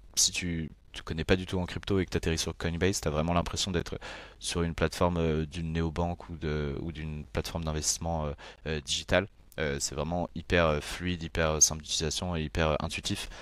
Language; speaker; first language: French; native; French